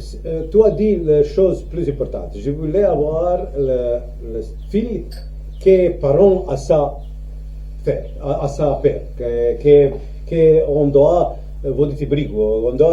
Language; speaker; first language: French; non-native, learner; Croatian